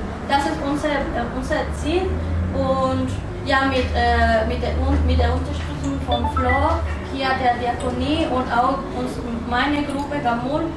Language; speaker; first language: German; non-native, fluent; Spanish